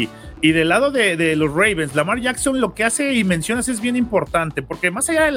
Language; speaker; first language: Spanish; native; Spanish